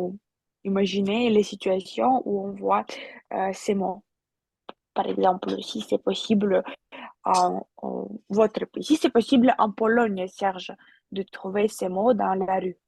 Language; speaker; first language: French; non-native, fluent; Russian